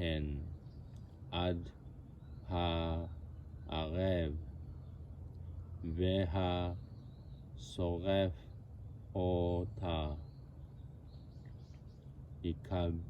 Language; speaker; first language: Hebrew; non-native, learner; Japanese